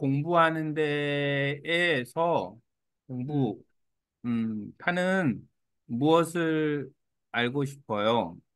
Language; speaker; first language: Korean; native; Korean